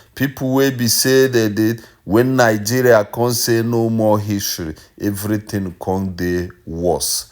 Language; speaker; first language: Nigerian Pidgin; non-native, local second language; Igbo